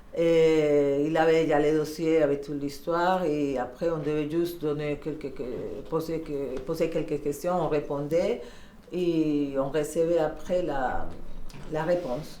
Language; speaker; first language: French; non-native, learner; Spanish